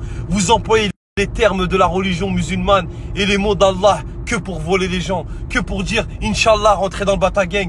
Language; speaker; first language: French; native; French